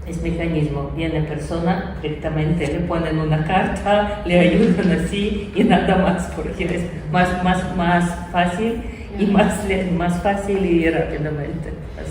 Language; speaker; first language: Spanish; non-native, learner; Ukrainian